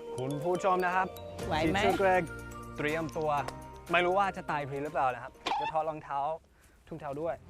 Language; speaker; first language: Thai; non-native, fluent; English